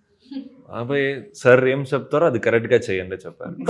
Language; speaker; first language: Telugu; non-native, local second language; Kannada